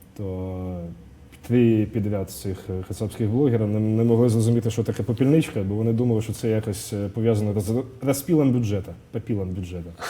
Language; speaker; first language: Ukrainian; non-native, local second language; Russian